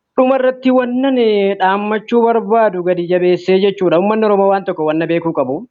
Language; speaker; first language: Oromo; native; Oromo